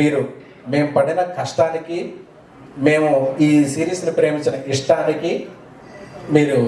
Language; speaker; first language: Telugu; native; Telugu